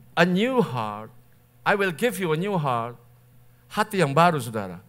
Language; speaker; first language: Indonesian; native; Indonesian